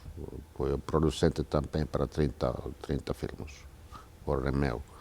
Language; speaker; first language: Portuguese; non-native, learner; Finnish